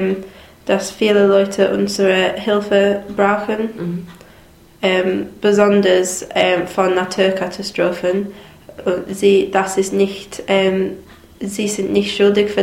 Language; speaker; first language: German; non-native, learner; English